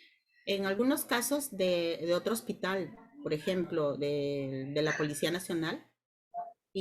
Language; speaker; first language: Spanish; native; Spanish